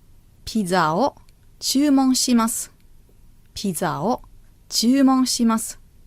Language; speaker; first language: Japanese; non-native, fluent; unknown